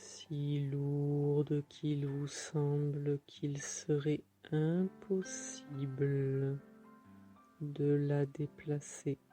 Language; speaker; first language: French; native; French